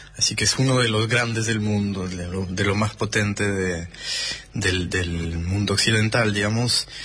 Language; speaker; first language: Spanish; non-native, fluent; French